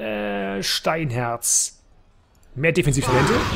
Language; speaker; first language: German; native; German